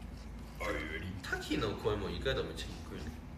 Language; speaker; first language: Japanese; non-native, fluent; Chinese